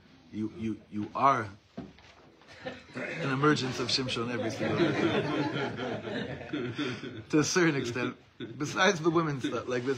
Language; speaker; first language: English; native; English